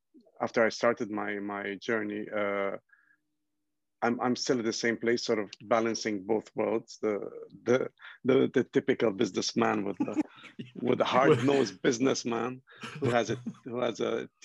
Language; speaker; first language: English; non-native, local second language; Arabic